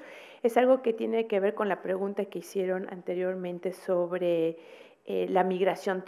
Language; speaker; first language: Spanish; native; Spanish